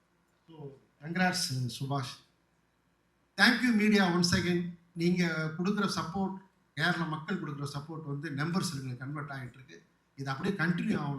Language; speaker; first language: Tamil; native; Tamil